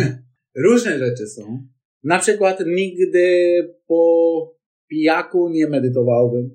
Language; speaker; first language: Polish; non-native, fluent; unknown